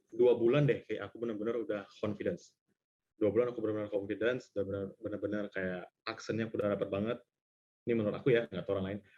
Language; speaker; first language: Indonesian; native; Indonesian